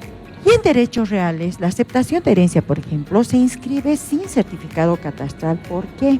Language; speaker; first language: Spanish; native; Spanish